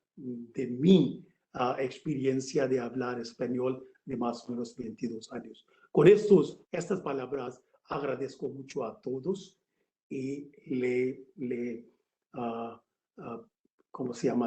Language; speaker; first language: Spanish; non-native, fluent; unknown